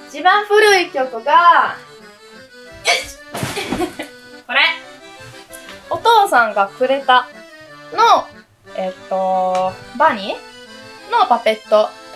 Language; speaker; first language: Japanese; non-native, fluent; Italian